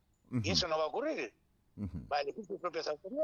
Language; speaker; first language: Spanish; native; Spanish